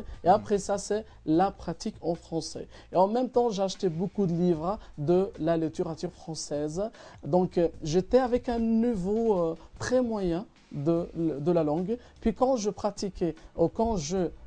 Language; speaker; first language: French; non-native, fluent; Arabic